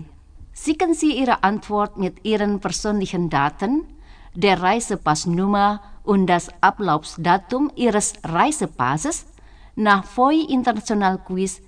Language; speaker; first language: German; non-native, learner; Indonesian